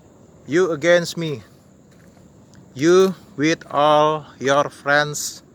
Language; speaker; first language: English; non-native, learner; Indonesian